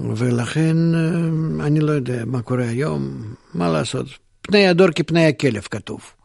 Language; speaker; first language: Hebrew; non-native, fluent; Russian